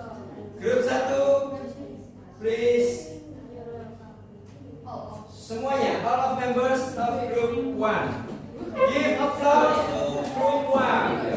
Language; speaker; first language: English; non-native, learner; Indonesian